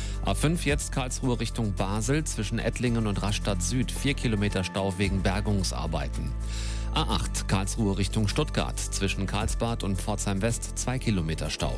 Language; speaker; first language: German; native; German